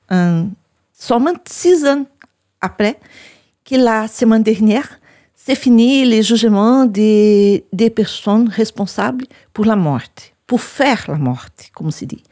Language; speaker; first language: French; non-native, learner; Portuguese